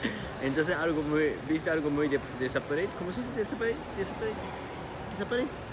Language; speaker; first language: Spanish; non-native, learner; Japanese